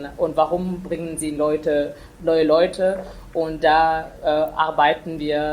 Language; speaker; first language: German; non-native, fluent; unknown